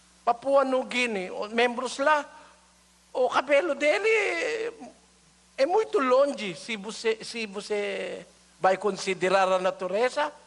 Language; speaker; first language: Portuguese; non-native, learner; Filipino